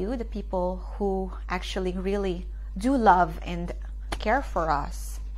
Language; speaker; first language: English; non-native, local second language; Filipino